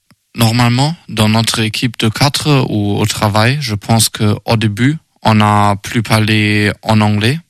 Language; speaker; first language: French; non-native, learner; German